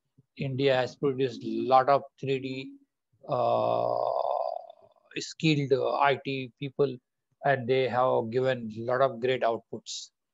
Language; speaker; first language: English; non-native, local second language; Bangla